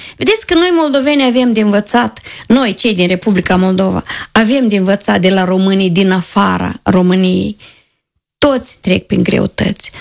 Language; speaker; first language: Romanian; native; Romanian